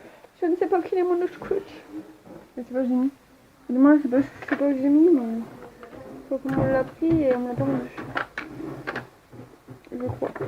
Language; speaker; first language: French; native; French